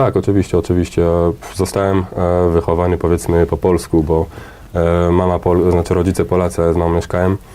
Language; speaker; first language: Polish; early bilingual, heritage; Polish